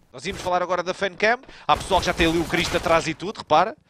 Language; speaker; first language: Portuguese; native; Portuguese